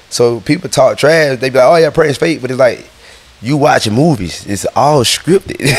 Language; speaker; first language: English; native; English